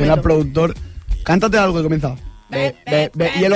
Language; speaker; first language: Spanish; native; Spanish